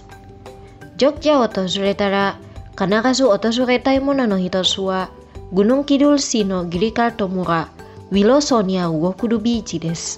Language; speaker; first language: Japanese; non-native, fluent; Indonesian